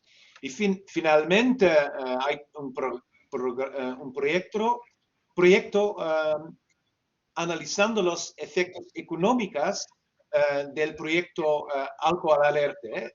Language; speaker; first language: Spanish; non-native, learner; Dutch